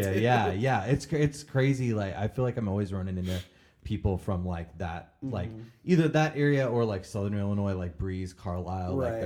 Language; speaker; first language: English; native; English